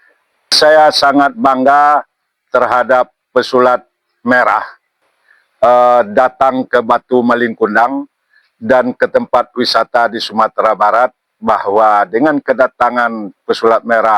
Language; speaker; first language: Indonesian; non-native, local second language; Minangkabau